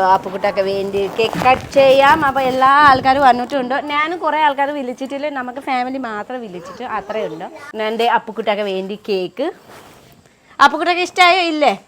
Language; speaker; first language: Malayalam; non-native, learner; Nepali